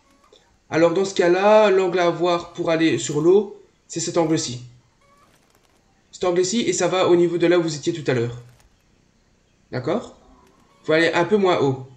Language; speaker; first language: French; native; French